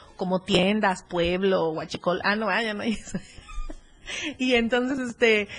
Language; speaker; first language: Spanish; native; Spanish